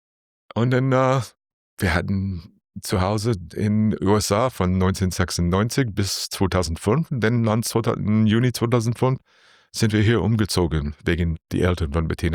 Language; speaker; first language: German; non-native, learner; English